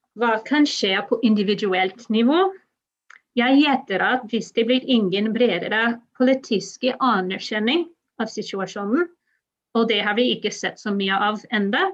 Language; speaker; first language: Norwegian; non-native, fluent; English